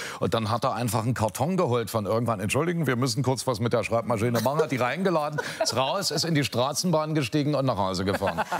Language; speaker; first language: German; native; German